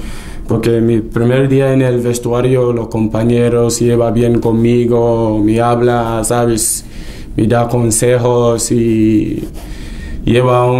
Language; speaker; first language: Spanish; non-native, learner; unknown